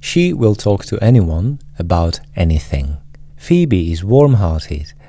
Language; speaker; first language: English; non-native, fluent; Slovak